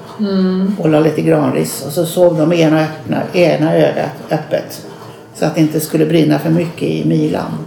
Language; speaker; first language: Swedish; native; Swedish